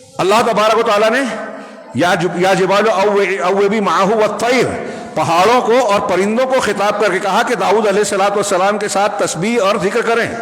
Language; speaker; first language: Urdu; native; Urdu